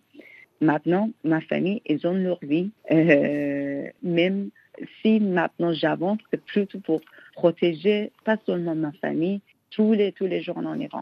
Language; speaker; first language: French; non-native, learner; Persian